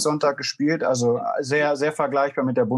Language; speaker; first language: German; native; German